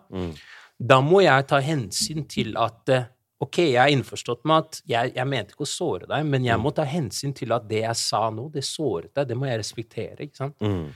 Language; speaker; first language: Norwegian; early bilingual, other home language; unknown